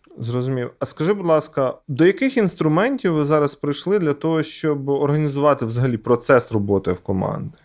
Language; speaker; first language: Ukrainian; native; Ukrainian